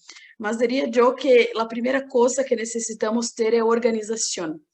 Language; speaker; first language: Spanish; non-native, learner; Portuguese